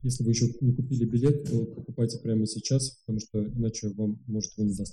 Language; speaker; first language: Russian; native; Russian